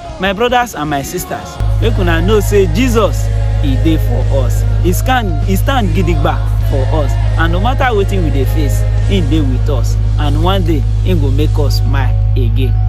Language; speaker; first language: Nigerian Pidgin; non-native, local second language; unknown